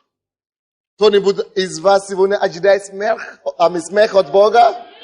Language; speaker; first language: Russian; non-native, fluent; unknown